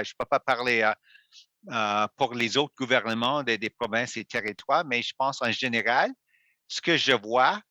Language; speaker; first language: French; non-native, local second language; English